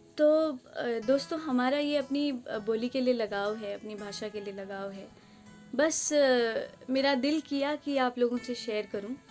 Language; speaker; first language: Hindi; non-native, local second language; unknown